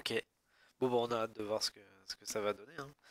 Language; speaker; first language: French; native; French